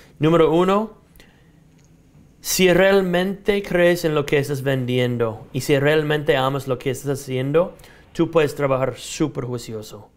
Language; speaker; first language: Spanish; non-native, fluent; English